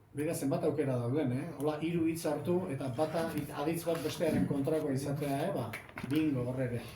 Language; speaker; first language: Basque; native; Basque